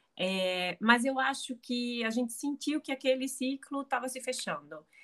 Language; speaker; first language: Portuguese; native; Portuguese